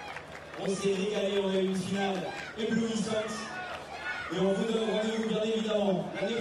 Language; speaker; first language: French; native; French